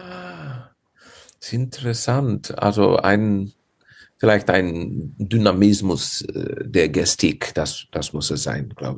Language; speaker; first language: German; non-native, fluent; Czech